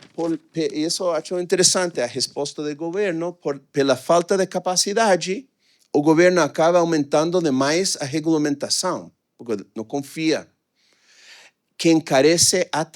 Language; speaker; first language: Portuguese; non-native, fluent; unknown